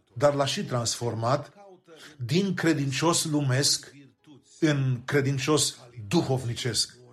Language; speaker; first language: Romanian; native; Romanian